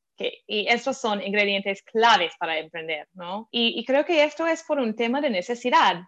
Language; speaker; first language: Spanish; non-native, fluent; English